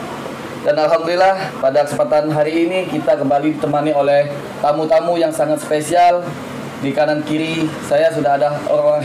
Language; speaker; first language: Malay; native; Malay